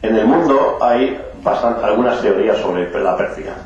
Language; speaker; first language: Spanish; native; Spanish